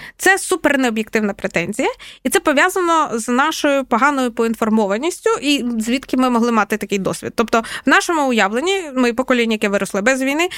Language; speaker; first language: Ukrainian; non-native, local second language; Russian